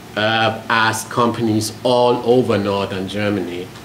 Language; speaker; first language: English; non-native, fluent; German